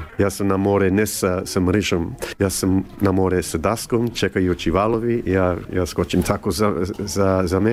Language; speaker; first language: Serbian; early bilingual, heritage; Croatian